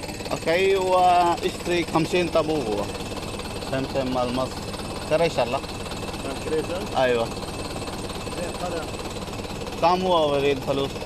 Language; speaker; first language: Arabic; non-native, learner; Urdu